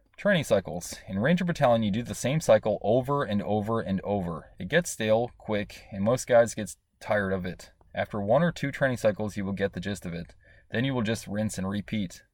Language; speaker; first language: English; native; English